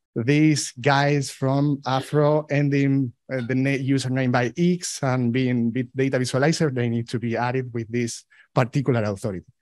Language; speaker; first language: English; non-native, fluent; Spanish